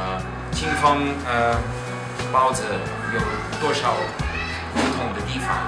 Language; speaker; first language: Chinese; non-native, learner; English